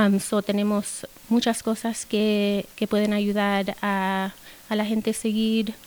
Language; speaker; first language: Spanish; early bilingual, heritage; Spanish